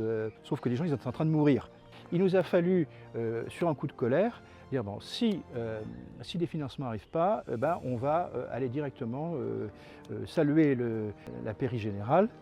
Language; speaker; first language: French; native; French